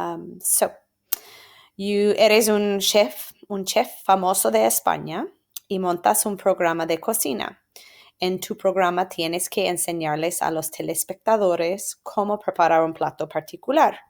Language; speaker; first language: Spanish; non-native, fluent; English